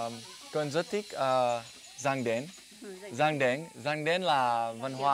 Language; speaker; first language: Vietnamese; non-native, learner; English